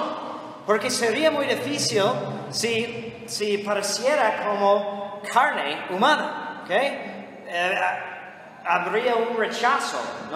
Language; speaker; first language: Spanish; non-native, fluent; English